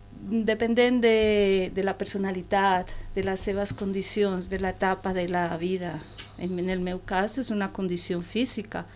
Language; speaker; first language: Catalan; non-native, learner; Spanish